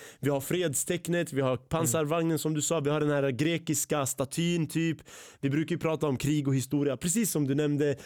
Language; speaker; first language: Swedish; early bilingual, other home language; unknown